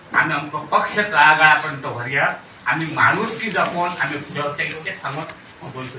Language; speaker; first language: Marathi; non-native, local second language; Konkani